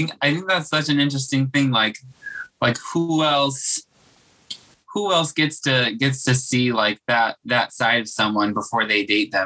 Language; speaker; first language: English; native; English